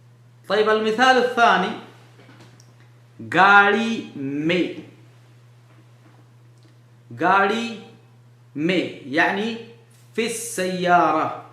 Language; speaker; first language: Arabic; non-native, fluent; Urdu